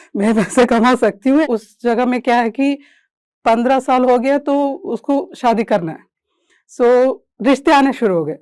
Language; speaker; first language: Hindi; non-native, local second language; Kannada